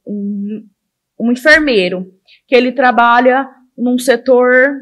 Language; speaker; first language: Portuguese; native; Portuguese